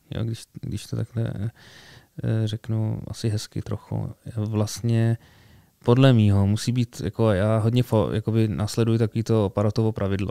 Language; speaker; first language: Czech; early bilingual, other home language; Arabic